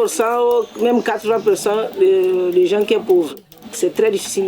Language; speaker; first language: French; non-native, fluent; Portuguese